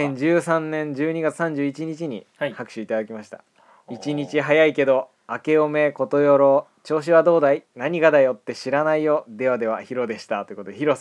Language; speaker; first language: Japanese; native; Japanese